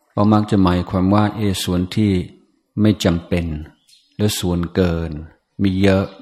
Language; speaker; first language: Thai; non-native, fluent; English